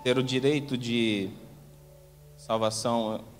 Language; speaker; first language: Portuguese; native; Portuguese